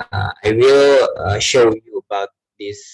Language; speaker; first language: English; non-native, learner; Indonesian